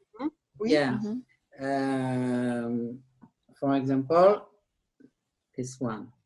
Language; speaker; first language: English; non-native, learner; French